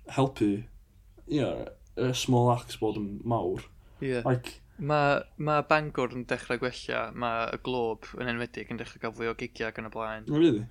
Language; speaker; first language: Welsh; native; Welsh